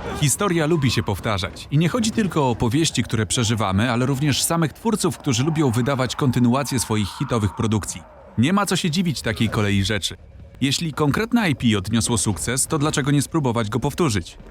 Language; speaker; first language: Polish; native; Polish